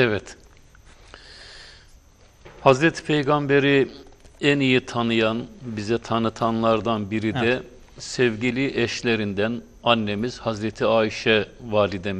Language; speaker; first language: Turkish; native; Turkish